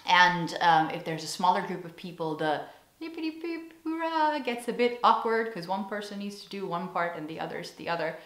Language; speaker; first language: English; native; English